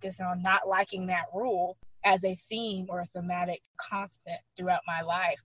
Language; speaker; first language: English; native; English